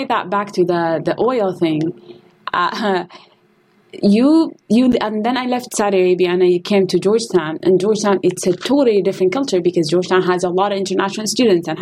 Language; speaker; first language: English; non-native, fluent; Arabic